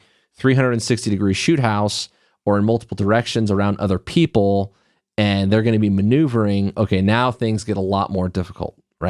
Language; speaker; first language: English; native; English